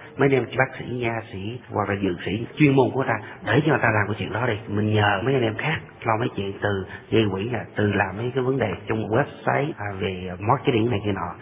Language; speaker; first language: Vietnamese; early bilingual, heritage; Vietnamese